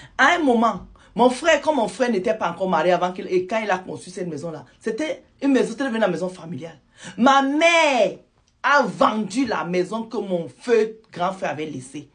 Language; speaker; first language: French; non-native, local second language; Lingala